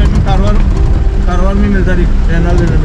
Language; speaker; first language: Hindi; non-native, local second language; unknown